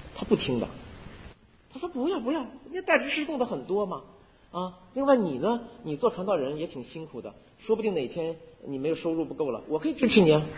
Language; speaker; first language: Chinese; native; Chinese